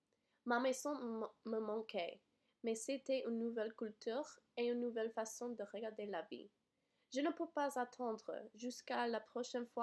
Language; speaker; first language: French; non-native, learner; English